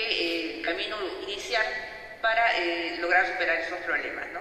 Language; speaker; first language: Spanish; native; Spanish